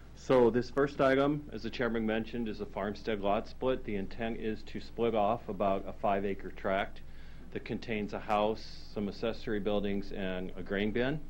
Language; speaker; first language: English; native; English